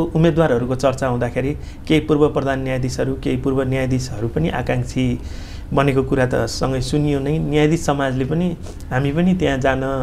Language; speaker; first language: Nepali; native; Nepali